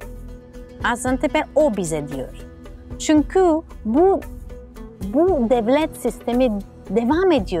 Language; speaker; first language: Turkish; non-native, fluent; Italian